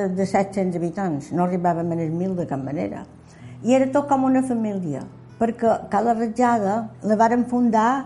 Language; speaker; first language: Catalan; native; Catalan